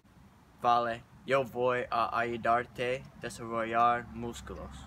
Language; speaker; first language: Spanish; non-native, learner; English